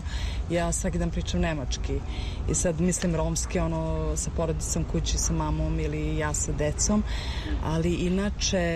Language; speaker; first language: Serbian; early bilingual, heritage; Romany